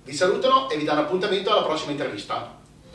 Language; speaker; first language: Italian; native; Italian